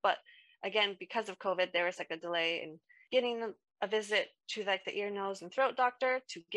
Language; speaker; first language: English; native; English